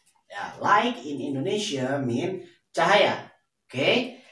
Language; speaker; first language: English; non-native, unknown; Indonesian